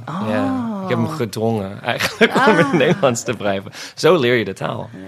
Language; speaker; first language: Dutch; non-native, fluent; English